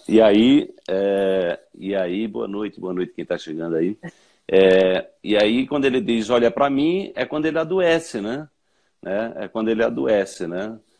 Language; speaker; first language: Portuguese; native; Portuguese